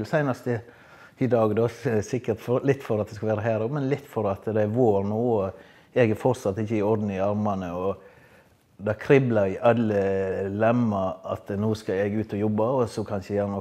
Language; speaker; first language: Norwegian; native; Norwegian